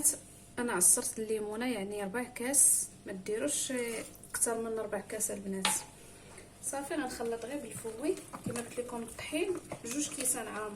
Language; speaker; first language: Arabic; native; Arabic